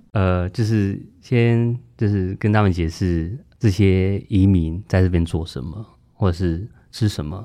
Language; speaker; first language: Chinese; non-native, fluent; Japanese